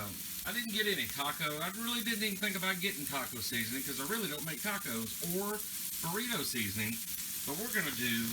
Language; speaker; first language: English; native; English